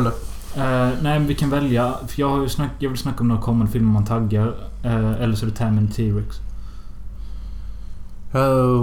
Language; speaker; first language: Swedish; native; Swedish